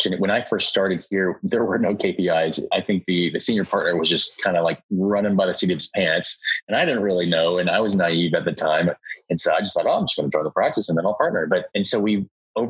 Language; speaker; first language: English; native; English